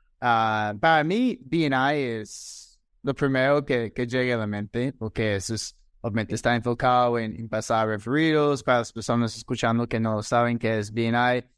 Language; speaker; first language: Spanish; non-native, fluent; English